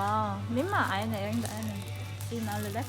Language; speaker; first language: German; non-native, fluent; Korean